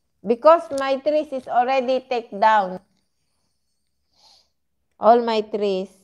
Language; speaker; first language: English; non-native, learner; Filipino